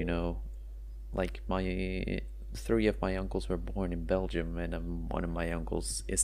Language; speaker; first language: English; non-native, fluent; Norwegian